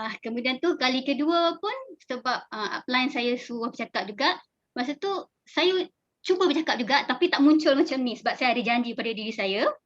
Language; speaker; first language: Malay; native; Malay